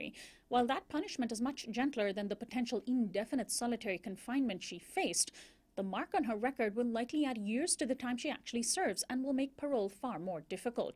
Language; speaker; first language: English; native; English